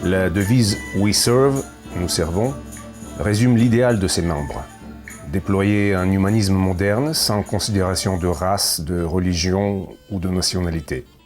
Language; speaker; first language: French; native; French